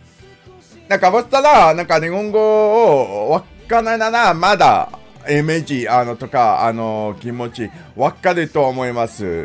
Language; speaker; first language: Japanese; non-native, learner; English